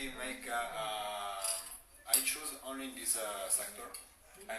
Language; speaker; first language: English; non-native, learner; Italian